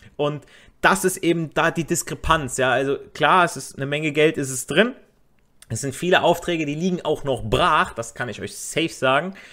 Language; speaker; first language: German; native; German